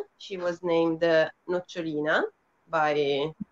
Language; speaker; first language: English; non-native, fluent; Italian